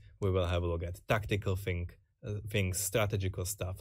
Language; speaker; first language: English; non-native, fluent; Slovak